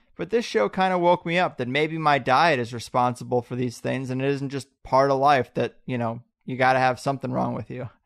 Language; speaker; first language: English; native; English